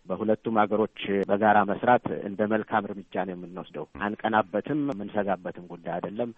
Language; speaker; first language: Amharic; non-native, local second language; Tigrinya